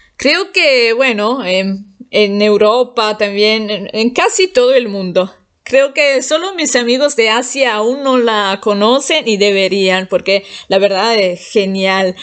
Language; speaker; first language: Spanish; non-native, fluent; Italian